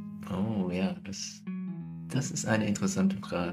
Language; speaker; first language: German; native; German